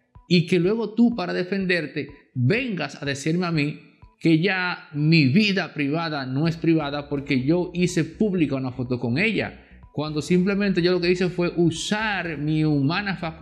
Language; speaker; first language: Spanish; native; Spanish